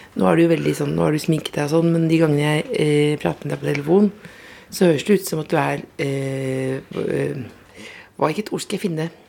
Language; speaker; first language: Norwegian; native; Norwegian